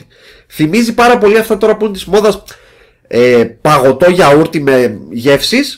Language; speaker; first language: Greek; native; Greek